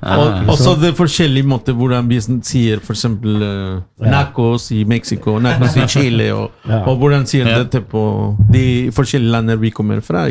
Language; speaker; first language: Norwegian; non-native, learner; Spanish